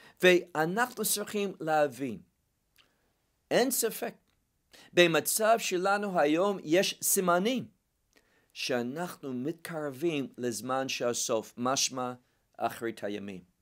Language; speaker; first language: Hebrew; non-native, fluent; English